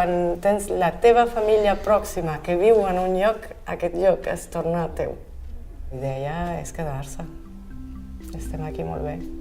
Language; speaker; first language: Catalan; non-native, fluent; Portuguese